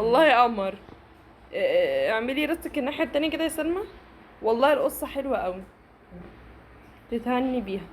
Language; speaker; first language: Arabic; native; Arabic